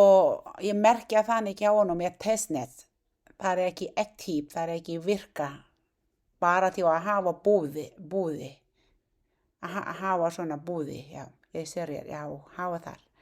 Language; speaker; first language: Icelandic; non-native, learner; Thai